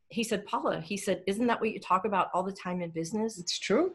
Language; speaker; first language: English; native; English